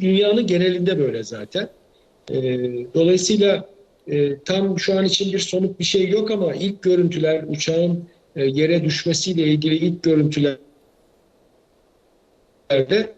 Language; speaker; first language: Turkish; native; Turkish